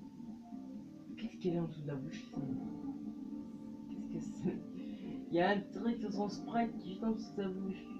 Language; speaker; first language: French; native; French